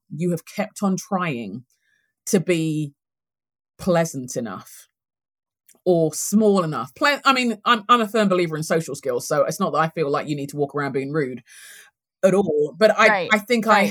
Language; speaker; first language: English; native; English